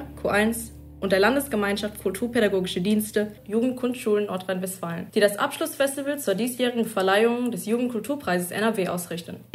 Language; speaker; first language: German; native; German